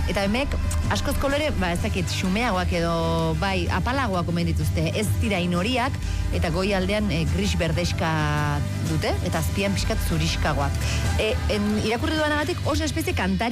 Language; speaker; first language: Basque; native; Basque